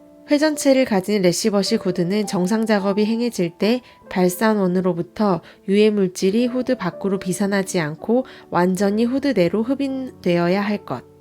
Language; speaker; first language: Korean; native; Korean